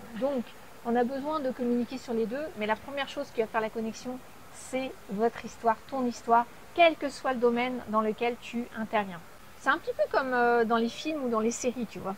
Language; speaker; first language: French; native; French